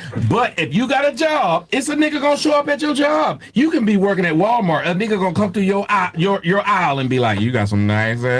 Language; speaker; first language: English; native; English